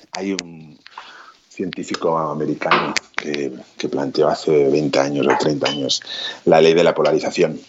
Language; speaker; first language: Spanish; native; Spanish